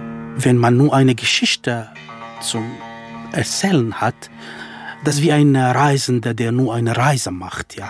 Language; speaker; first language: German; non-native, fluent; Kurdish